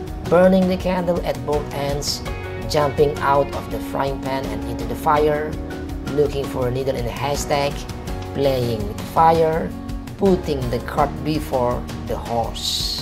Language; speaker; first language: English; non-native, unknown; Indonesian